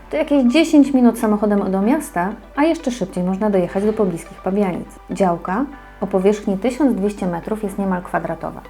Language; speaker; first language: Polish; native; Polish